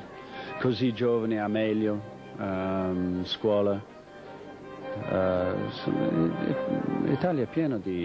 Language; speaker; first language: Italian; non-native, fluent; English